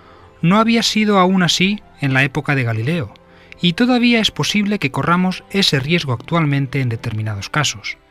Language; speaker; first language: Spanish; native; Spanish